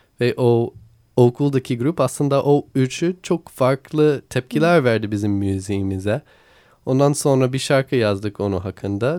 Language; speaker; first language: Turkish; non-native, learner; English